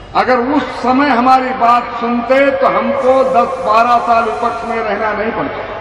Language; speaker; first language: Hindi; non-native, local second language; Marathi